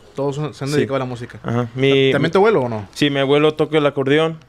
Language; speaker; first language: Spanish; native; Spanish